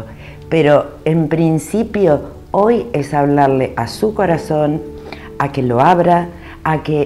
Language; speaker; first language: Spanish; native; Spanish